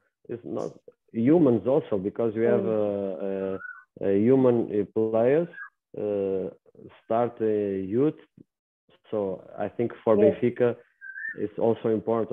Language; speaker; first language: English; non-native, learner; Portuguese